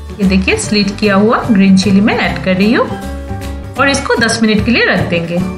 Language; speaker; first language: Hindi; non-native, local second language; Bangla